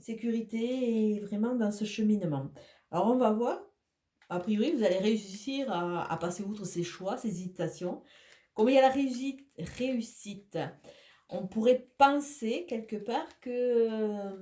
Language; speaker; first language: French; native; French